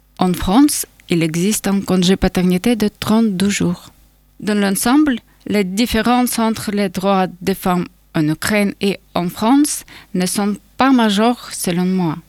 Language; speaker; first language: French; non-native, learner; Ukrainian